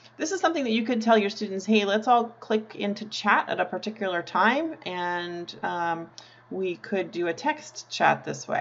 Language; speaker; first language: English; native; English